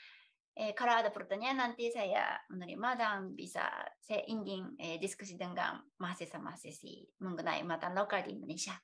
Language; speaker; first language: Indonesian; non-native, fluent; Japanese